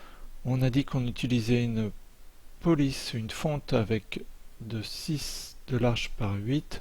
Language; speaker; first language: French; native; French